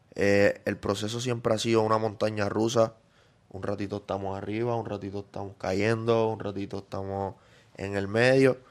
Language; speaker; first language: Spanish; native; Spanish